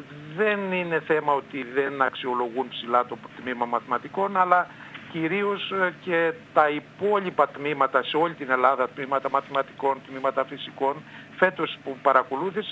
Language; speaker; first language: Greek; native; Greek